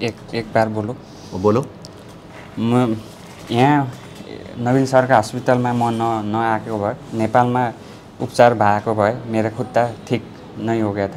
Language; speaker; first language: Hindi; non-native, learner; Nepali